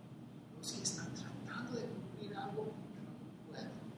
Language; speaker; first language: Spanish; non-native, fluent; English